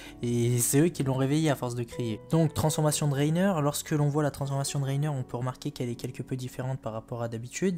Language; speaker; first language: French; native; French